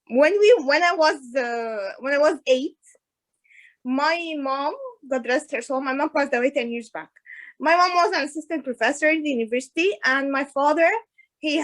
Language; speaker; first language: English; non-native, fluent; Arabic